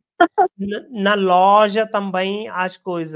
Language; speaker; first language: Portuguese; non-native, learner; Hindi